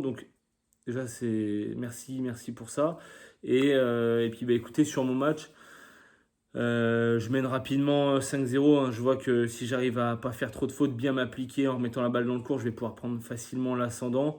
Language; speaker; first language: French; native; French